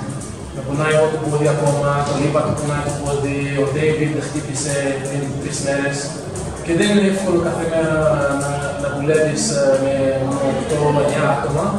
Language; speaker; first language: Greek; non-native, learner; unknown